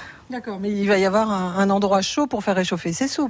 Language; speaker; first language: French; native; French